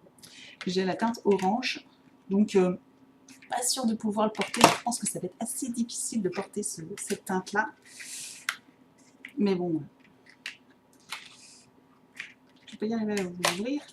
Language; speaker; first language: French; native; French